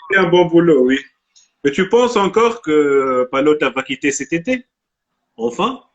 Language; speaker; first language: French; non-native, local second language; Arabic